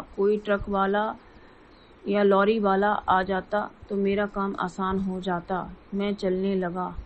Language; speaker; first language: Hindi; native; Hindi